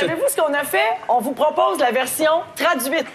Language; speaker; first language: French; native; French